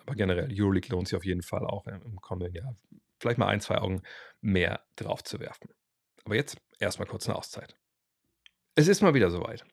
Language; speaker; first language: German; native; German